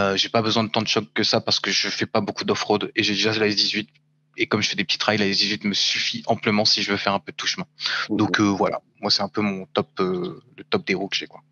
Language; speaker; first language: French; native; French